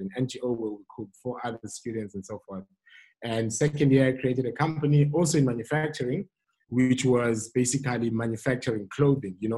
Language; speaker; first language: English; non-native, local second language; Xhosa